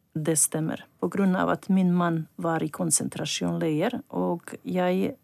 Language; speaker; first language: Norwegian; non-native, learner; Bosnian